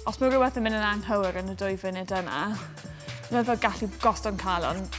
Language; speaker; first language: Welsh; native; Welsh